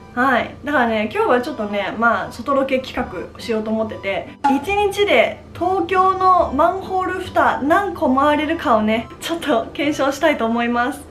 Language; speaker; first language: Japanese; early bilingual, other home language; Chinese